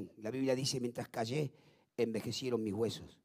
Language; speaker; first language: Spanish; native; Spanish